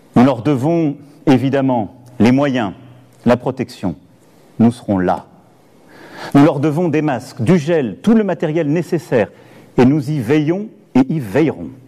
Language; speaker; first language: French; native; French